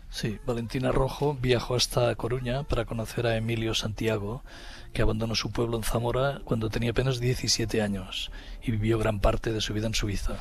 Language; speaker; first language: Spanish; native; Spanish